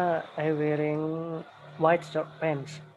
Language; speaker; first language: English; non-native, learner; Indonesian